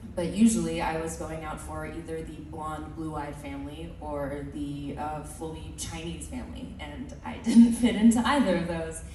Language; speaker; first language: English; early bilingual, other home language; Filipino